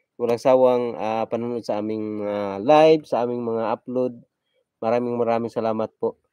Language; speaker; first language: Filipino; non-native, local second language; Cebuano